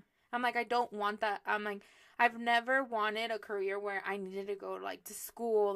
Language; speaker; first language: English; early bilingual, other home language; Spanish